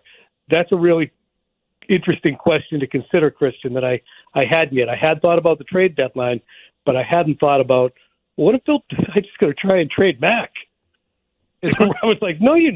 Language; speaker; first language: English; native; English